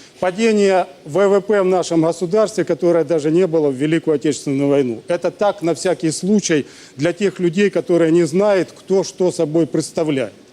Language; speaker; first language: Russian; native; Russian